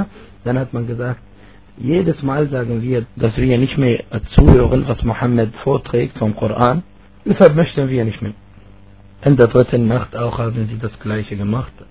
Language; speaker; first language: German; non-native, fluent; Arabic